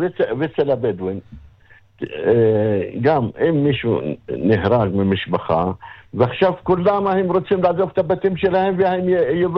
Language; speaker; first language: Hebrew; non-native, local second language; Arabic